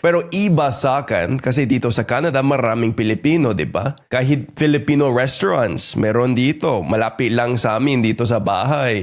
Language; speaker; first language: Filipino; non-native, fluent; English